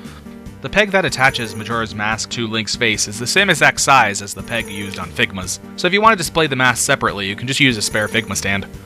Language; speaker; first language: English; native; English